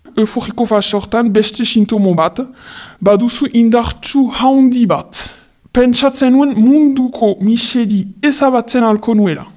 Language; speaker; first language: Basque; non-native, local second language; French